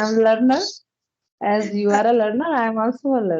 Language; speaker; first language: English; non-native, local second language; Punjabi